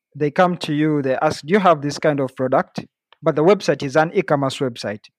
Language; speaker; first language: English; non-native, local second language; Ganda